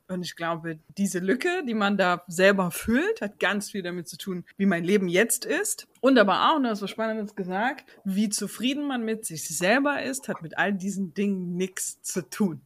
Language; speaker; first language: German; native; German